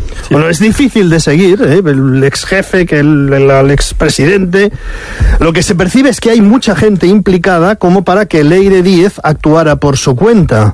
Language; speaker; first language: Spanish; native; Spanish